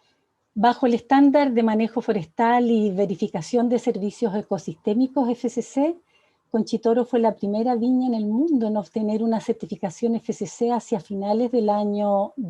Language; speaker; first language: Spanish; native; Spanish